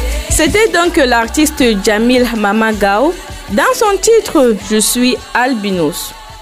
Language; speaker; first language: French; non-native, local second language; Fula